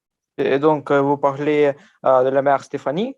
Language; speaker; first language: French; non-native, learner; Ukrainian